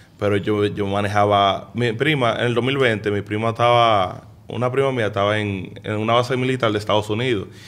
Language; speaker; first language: Spanish; early bilingual, heritage; Spanish